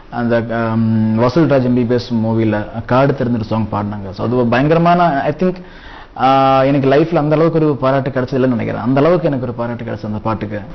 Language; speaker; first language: Tamil; non-native, local second language; Malayalam